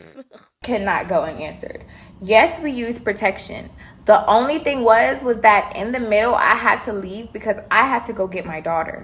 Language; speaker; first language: English; native; English